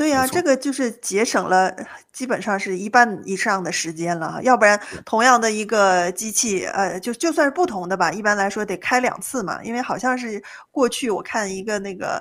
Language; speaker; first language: Chinese; native; Chinese